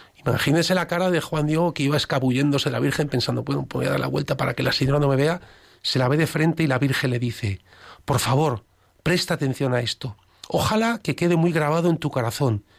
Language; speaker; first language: Spanish; native; Spanish